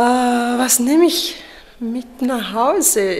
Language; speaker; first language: German; non-native, learner; French